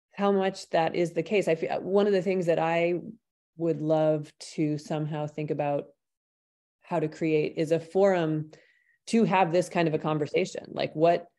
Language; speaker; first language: English; native; English